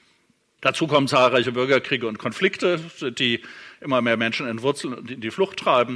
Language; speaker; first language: German; native; German